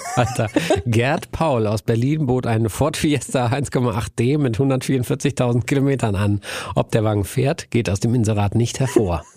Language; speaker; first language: German; native; German